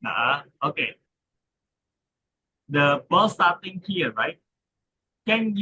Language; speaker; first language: English; non-native, learner; Indonesian